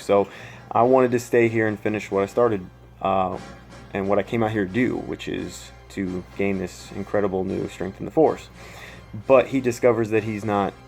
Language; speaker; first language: English; native; English